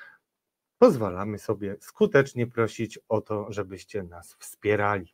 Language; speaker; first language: Polish; native; Polish